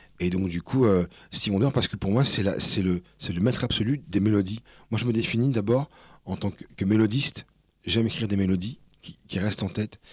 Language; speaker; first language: French; early bilingual, other home language; Spanish